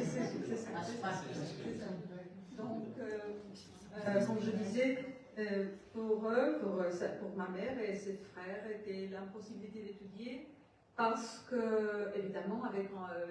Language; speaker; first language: French; non-native, learner; Portuguese